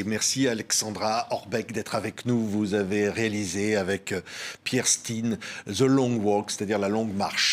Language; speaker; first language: French; native; French